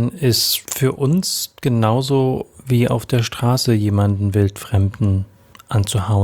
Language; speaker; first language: German; native; German